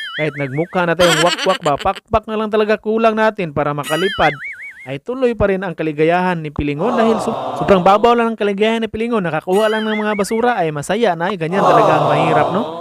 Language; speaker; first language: Filipino; non-native, local second language; Cebuano